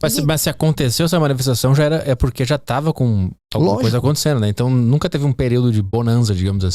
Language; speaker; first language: Portuguese; native; Portuguese